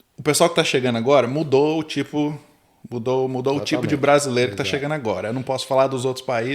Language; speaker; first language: Portuguese; native; Portuguese